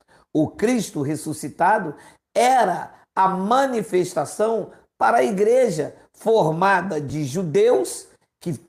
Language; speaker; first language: Portuguese; native; Portuguese